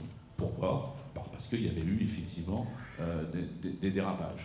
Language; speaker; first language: French; native; French